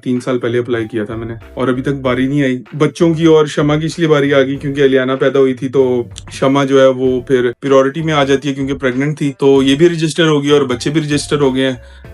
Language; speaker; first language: Urdu; non-native, local second language; Punjabi